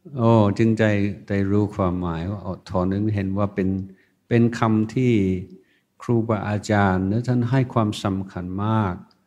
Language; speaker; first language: Thai; non-native, fluent; English